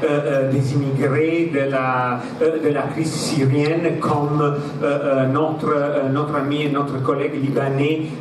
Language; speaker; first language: French; non-native, fluent; Italian